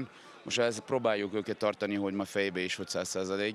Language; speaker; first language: Hungarian; non-native, learner; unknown